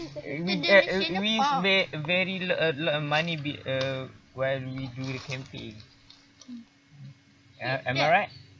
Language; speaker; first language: English; non-native, learner; Malay